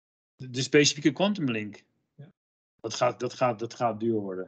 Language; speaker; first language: Dutch; native; Dutch